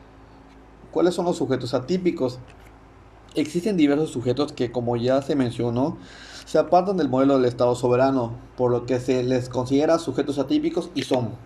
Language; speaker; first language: Spanish; native; Spanish